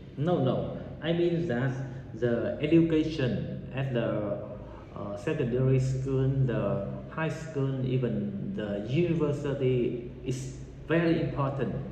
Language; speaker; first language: English; non-native, learner; Vietnamese